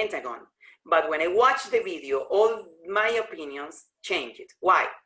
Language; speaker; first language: English; non-native, learner; Spanish